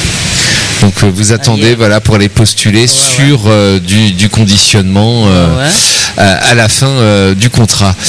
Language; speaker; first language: French; native; French